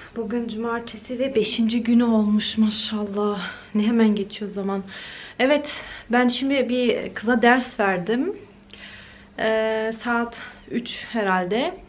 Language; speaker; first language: Turkish; early bilingual, heritage; Turkish